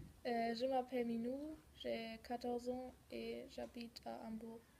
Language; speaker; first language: French; non-native, learner; German